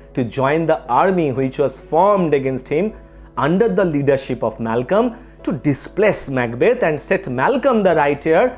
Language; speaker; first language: English; non-native, local second language; Bangla